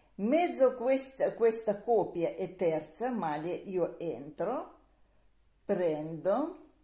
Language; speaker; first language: Italian; non-native, learner; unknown